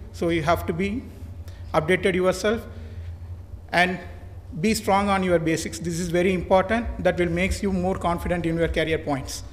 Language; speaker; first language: English; non-native, local second language; Tamil